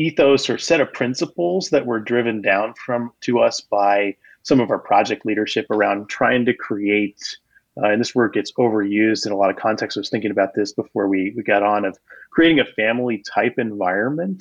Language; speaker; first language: English; native; English